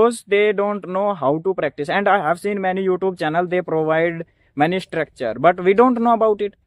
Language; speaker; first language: English; non-native, learner; Hindi